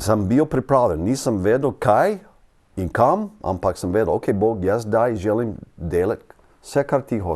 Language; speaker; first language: Slovenian; non-native, learner; English